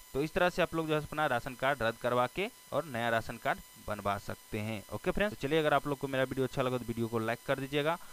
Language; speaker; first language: Hindi; native; Hindi